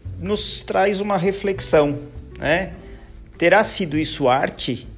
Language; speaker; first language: Portuguese; native; Portuguese